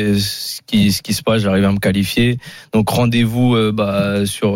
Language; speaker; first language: French; native; French